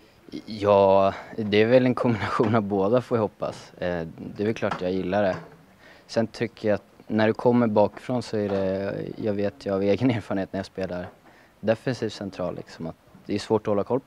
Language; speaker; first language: Swedish; native; Swedish